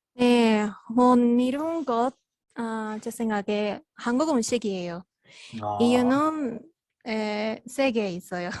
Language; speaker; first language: Korean; non-native, learner; Spanish